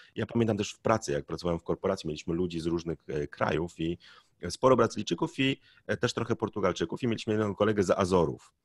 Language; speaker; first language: Polish; native; Polish